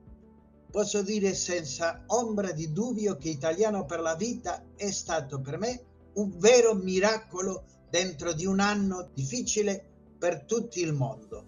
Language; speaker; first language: Italian; non-native, fluent; Spanish